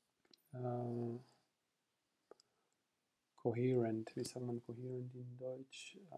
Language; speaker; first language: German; non-native, fluent; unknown